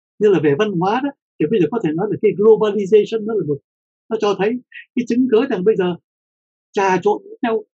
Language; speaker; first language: Vietnamese; native; Vietnamese